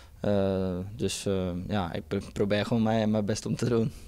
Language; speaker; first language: Dutch; non-native, fluent; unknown